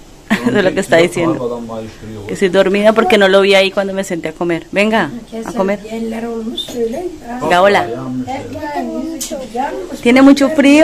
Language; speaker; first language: Spanish; native; Spanish